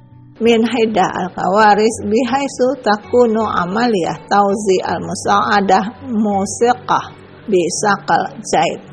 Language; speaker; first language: Arabic; non-native, learner; Indonesian